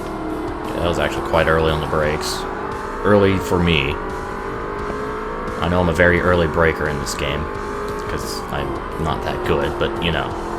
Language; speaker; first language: English; native; English